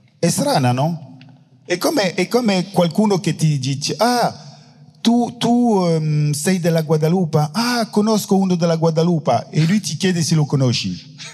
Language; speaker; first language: Italian; non-native, fluent; French